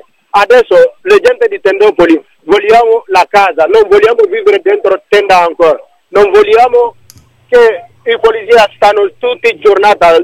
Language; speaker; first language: Italian; non-native, learner; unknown